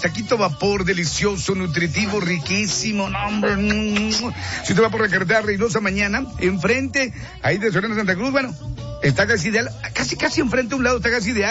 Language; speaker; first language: Spanish; native; Spanish